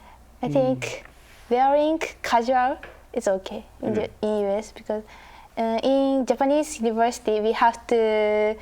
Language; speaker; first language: English; non-native, learner; Japanese